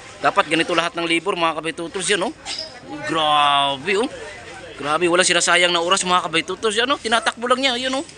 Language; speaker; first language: Filipino; non-native, local second language; Cebuano